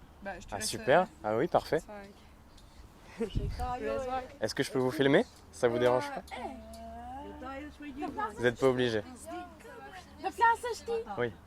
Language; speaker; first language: French; native; French